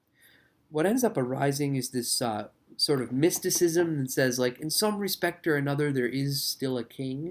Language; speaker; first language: English; native; English